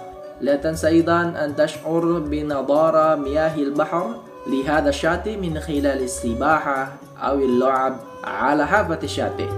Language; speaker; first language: Arabic; non-native, fluent; Indonesian